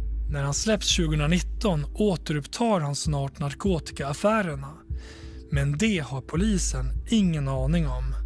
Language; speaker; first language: Swedish; native; Swedish